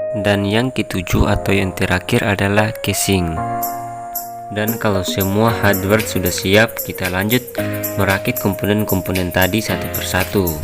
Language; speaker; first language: Indonesian; native; Indonesian